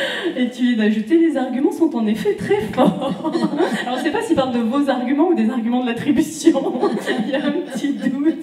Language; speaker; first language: French; native; French